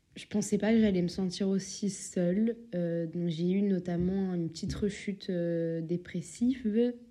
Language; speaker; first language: French; native; French